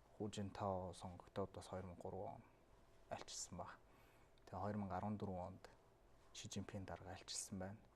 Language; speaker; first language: Mongolian; native; Mongolian